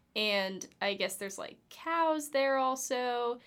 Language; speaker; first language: English; native; English